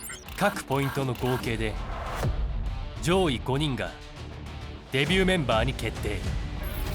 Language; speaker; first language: Japanese; native; Japanese